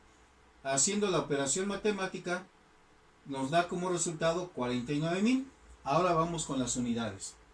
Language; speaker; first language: Spanish; native; Spanish